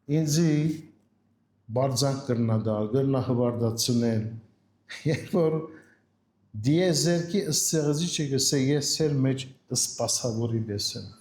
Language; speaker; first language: Armenian; early bilingual, heritage; Armenian